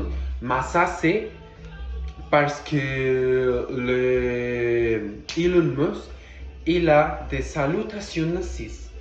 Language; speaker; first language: French; non-native, learner; Portuguese